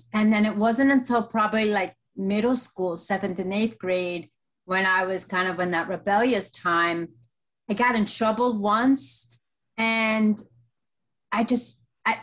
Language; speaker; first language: English; native; English